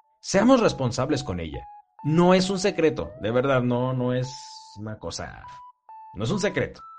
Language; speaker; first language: Spanish; native; Spanish